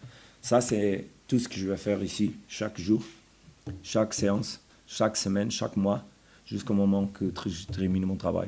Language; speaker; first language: French; non-native, fluent; Portuguese